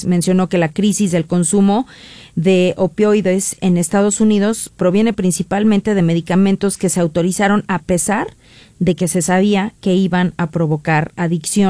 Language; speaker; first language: Spanish; native; Spanish